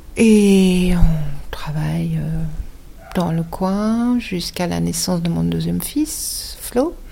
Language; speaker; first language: French; non-native, fluent; German